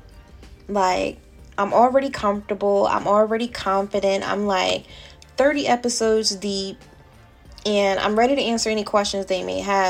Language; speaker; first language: English; native; English